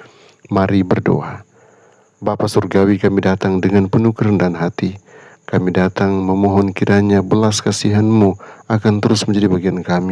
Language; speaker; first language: Indonesian; native; Indonesian